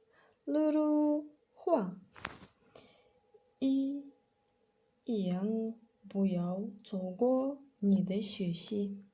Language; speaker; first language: Chinese; non-native, learner; Kyrgyz